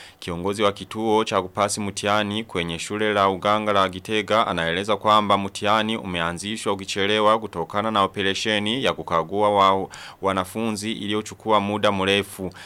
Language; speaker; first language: Swahili; non-native, local second language; Rundi